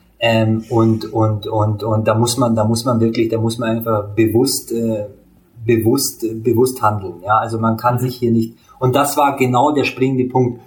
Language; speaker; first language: German; early bilingual, other home language; Hungarian